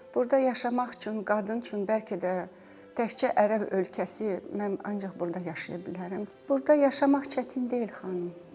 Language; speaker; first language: Azerbaijani; native; Azerbaijani